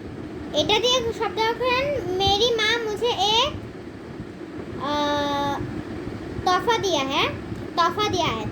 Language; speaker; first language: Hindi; non-native, learner; Bangla